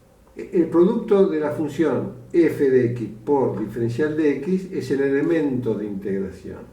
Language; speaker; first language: Spanish; native; Spanish